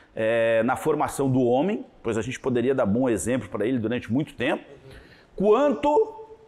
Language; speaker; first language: Portuguese; native; Portuguese